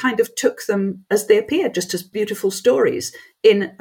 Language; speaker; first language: English; non-native, local second language; French